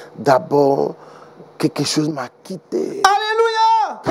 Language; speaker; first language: French; non-native, learner; Igbo